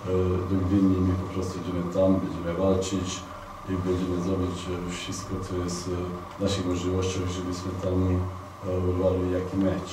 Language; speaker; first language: Polish; non-native, fluent; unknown